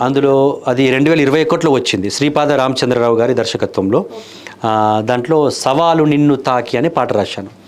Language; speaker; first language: Telugu; native; Telugu